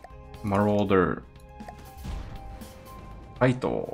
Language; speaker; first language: Japanese; non-native, learner; Swedish